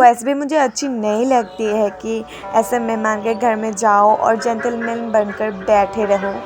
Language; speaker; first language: Hindi; non-native, local second language; Assamese